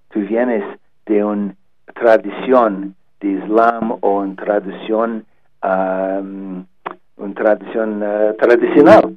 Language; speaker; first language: Spanish; non-native, learner; English